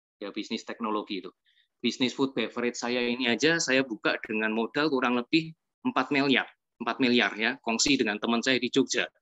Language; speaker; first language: Indonesian; native; Indonesian